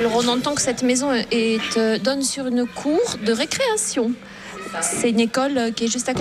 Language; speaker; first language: French; native; French